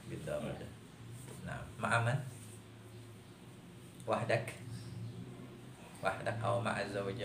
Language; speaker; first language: Arabic; non-native, fluent; Indonesian